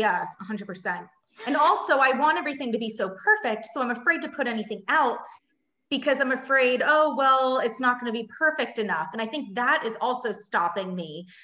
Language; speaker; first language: English; native; English